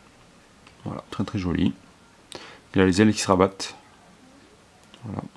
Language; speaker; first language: French; native; French